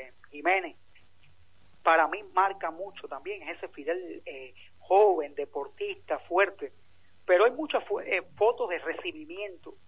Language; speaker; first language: Spanish; native; Spanish